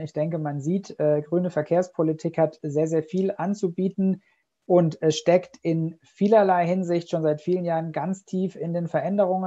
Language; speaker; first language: German; native; German